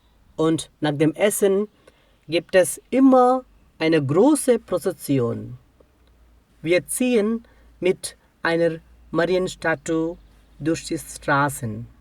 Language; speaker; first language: German; non-native, fluent; Telugu